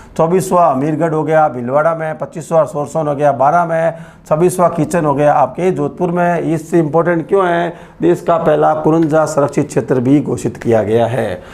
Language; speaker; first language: Hindi; native; Hindi